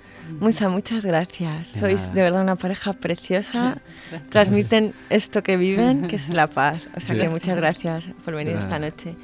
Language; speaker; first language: Spanish; native; Spanish